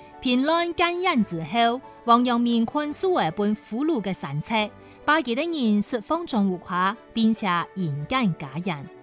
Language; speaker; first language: Chinese; non-native, local second language; Cantonese